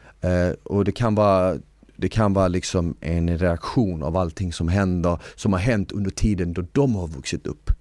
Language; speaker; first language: Swedish; early bilingual, other home language; Bosnian